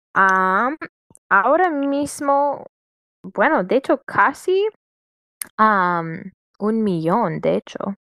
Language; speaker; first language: Spanish; non-native, learner; English